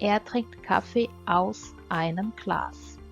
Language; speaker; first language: German; non-native, fluent; Portuguese